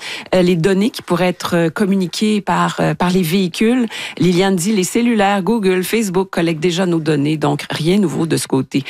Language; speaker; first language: French; native; French